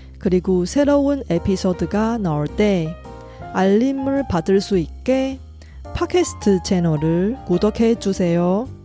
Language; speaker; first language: Korean; non-native, local second language; Chinese